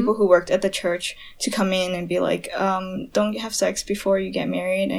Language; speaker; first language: English; non-native, local second language; Cantonese